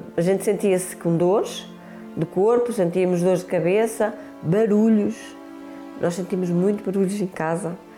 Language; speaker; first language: Portuguese; early bilingual, other home language; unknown